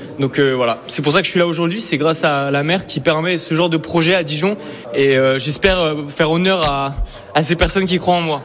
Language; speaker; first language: French; early bilingual, other home language; Ukrainian